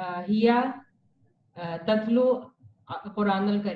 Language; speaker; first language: Arabic; non-native, learner; Hindi